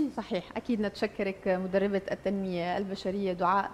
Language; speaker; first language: Arabic; native; Arabic